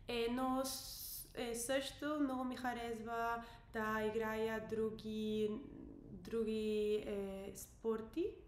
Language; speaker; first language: Bulgarian; non-native, learner; English